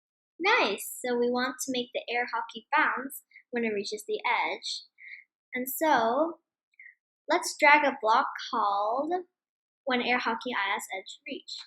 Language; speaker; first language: English; non-native, fluent; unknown